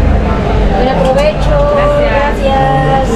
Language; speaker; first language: Spanish; non-native, learner; Filipino